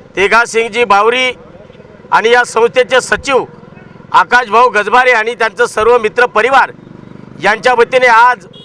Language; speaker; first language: Marathi; native; Marathi